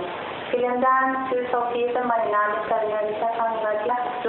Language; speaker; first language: German; non-native, learner; Spanish